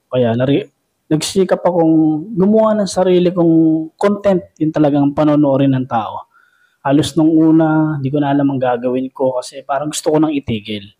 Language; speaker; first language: Filipino; native; Filipino